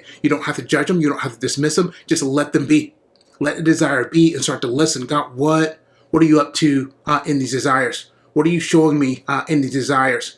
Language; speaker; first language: English; native; English